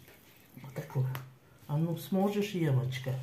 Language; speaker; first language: Russian; native; Russian